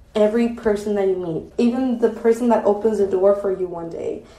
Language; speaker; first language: English; non-native, fluent; Spanish